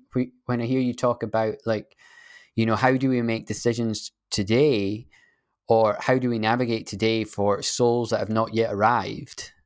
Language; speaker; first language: English; native; English